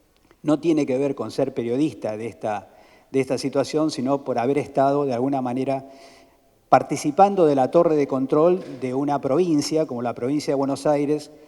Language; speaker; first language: Spanish; native; Spanish